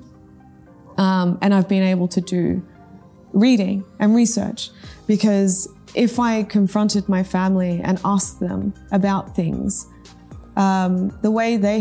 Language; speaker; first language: English; early bilingual, other home language; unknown